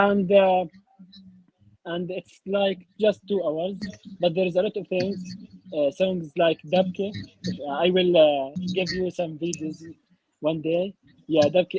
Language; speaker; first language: English; non-native, learner; Arabic